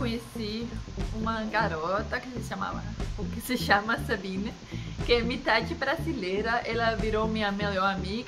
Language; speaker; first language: Portuguese; non-native, fluent; Danish